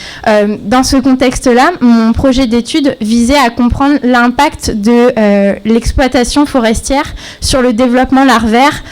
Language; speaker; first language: French; native; French